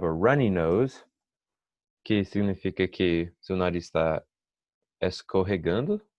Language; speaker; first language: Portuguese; non-native, fluent; English